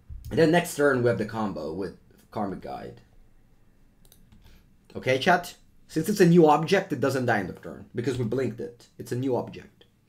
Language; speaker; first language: English; non-native, fluent; Italian